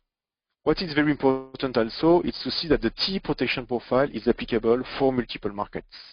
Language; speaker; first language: English; non-native, fluent; French